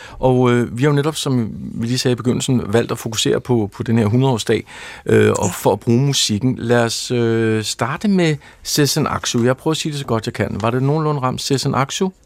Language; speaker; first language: Danish; native; Danish